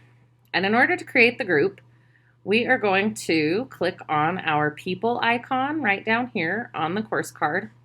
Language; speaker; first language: English; native; English